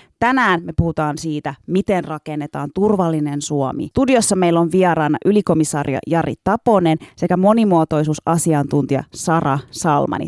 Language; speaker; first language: Finnish; early bilingual, other home language; Turkish